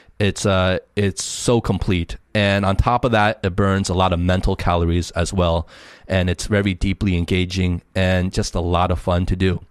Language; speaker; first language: English; early bilingual, other home language; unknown